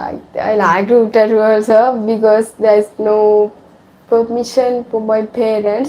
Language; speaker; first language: English; non-native, learner; Sinhala